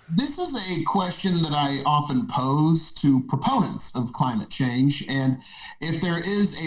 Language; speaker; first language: English; native; English